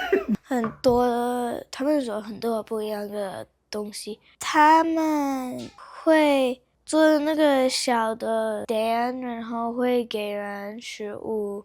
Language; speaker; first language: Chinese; non-native, learner; English